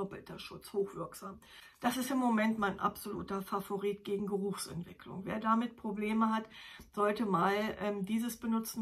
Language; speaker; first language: German; native; German